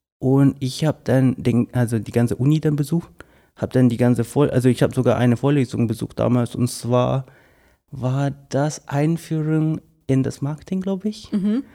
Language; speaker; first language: German; non-native, fluent; English